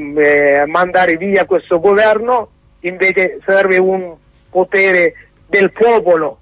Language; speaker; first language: Italian; non-native, learner; Sinhala